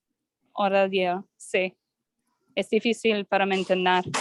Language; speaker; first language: Spanish; non-native, learner; English